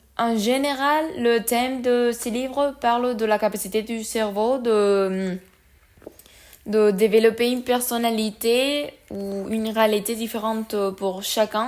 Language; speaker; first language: French; non-native, learner; Spanish